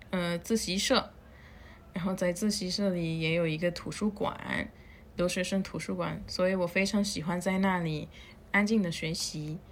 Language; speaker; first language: Chinese; non-native, fluent; Spanish